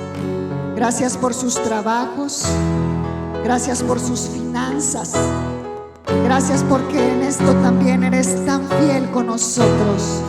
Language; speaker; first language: Spanish; native; Spanish